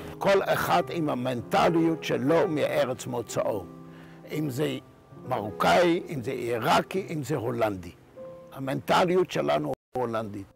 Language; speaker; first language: Hebrew; non-native, fluent; Dutch